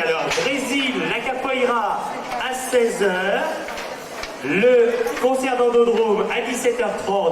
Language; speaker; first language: French; native; French